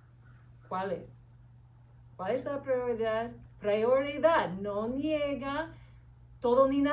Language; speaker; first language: Spanish; non-native, fluent; English